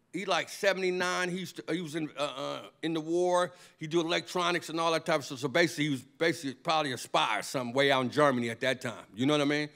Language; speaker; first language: English; native; English